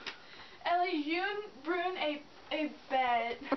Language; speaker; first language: French; non-native, learner; English